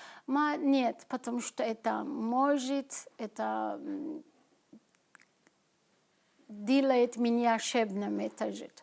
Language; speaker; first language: Russian; non-native, learner; Turkish